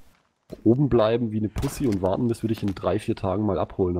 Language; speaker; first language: German; native; German